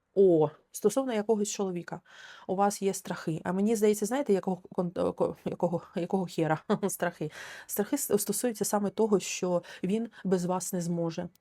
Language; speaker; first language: Ukrainian; non-native, local second language; Russian